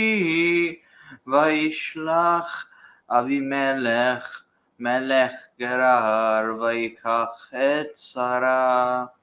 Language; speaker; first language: Hebrew; non-native, learner; English